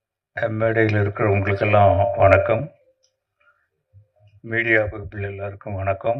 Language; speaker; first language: Tamil; native; Tamil